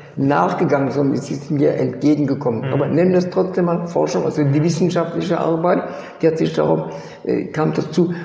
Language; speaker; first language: German; early bilingual, other home language; French